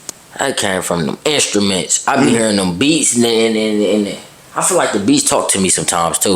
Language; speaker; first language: English; native; English